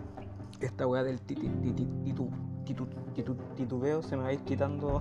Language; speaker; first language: Spanish; native; Spanish